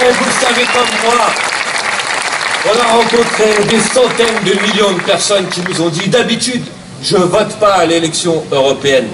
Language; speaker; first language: French; native; French